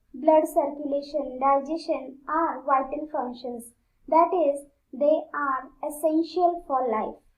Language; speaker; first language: English; non-native, local second language; Marathi